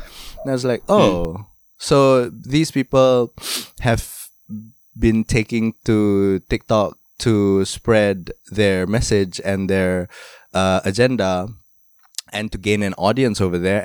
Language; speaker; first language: English; non-native, local second language; Malay